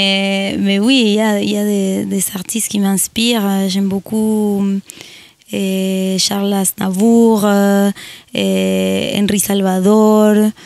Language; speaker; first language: French; non-native, fluent; Spanish